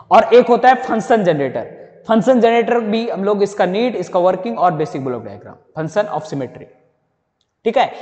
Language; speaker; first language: Hindi; native; Hindi